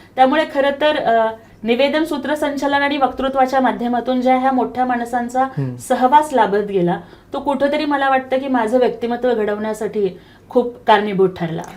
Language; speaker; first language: Marathi; non-native, local second language; Telugu